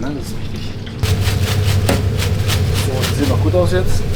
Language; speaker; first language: German; native; German